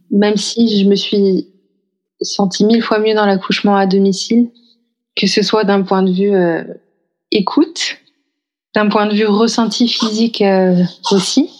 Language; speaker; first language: French; native; French